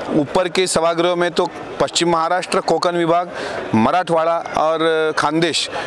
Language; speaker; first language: Hindi; non-native, local second language; Marathi